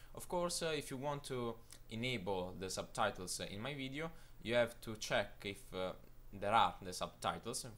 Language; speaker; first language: English; non-native, fluent; Italian